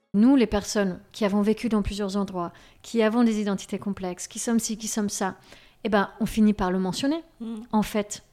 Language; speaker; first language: French; native; French